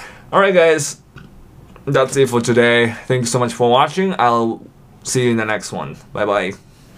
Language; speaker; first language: English; non-native, fluent; Japanese